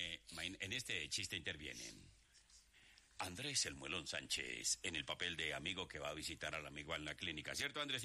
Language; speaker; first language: Spanish; native; Spanish